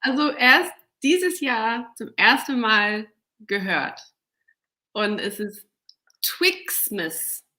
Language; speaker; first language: German; non-native, fluent; English